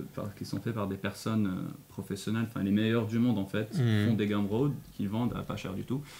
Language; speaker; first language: French; non-native, local second language; Arabic